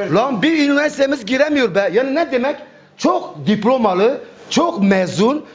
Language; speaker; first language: Turkish; native; Turkish